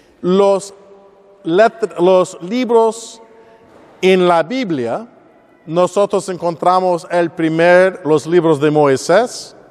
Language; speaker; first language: Spanish; non-native, learner; English